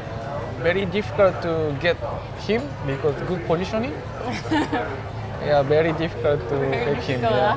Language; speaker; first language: English; non-native, learner; Japanese